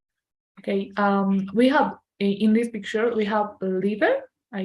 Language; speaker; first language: English; non-native, learner; Spanish